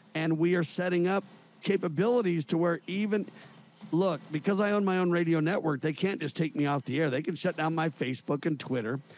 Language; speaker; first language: English; native; English